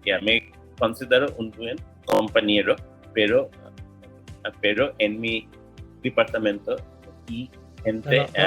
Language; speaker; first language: Spanish; non-native, learner; English